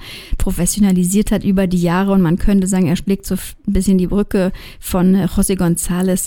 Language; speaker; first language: German; native; German